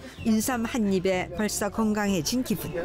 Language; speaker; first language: Korean; native; Korean